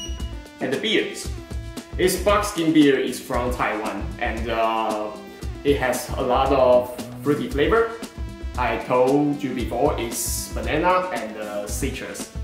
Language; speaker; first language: English; non-native, learner; Chinese